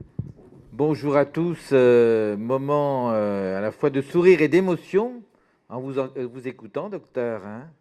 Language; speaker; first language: French; native; French